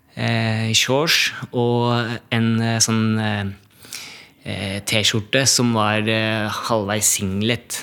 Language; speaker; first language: Norwegian; native; Norwegian